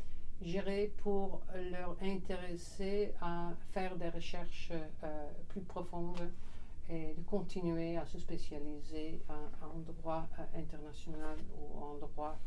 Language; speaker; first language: French; non-native, fluent; Dutch